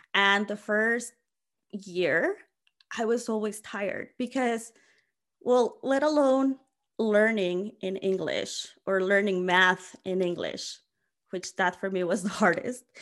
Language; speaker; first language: English; non-native, fluent; Spanish